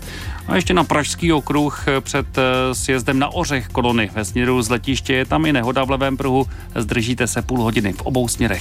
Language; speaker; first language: Czech; native; Czech